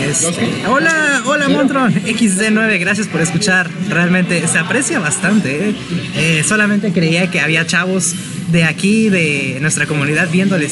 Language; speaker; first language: Spanish; native; Spanish